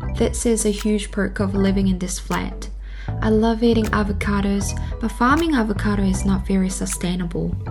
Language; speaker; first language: English; non-native, fluent; Korean